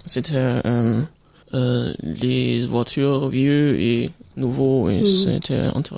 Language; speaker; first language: French; non-native, learner; German